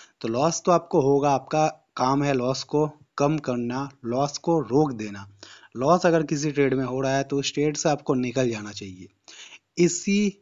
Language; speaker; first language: Hindi; native; Hindi